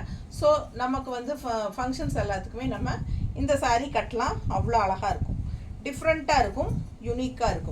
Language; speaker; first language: Tamil; native; Tamil